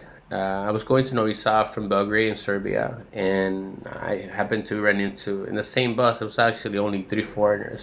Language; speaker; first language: English; native; English